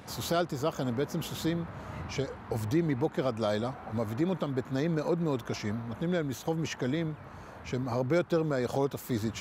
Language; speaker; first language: Hebrew; native; Hebrew